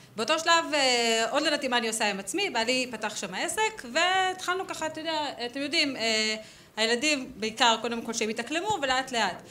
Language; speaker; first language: Hebrew; native; Hebrew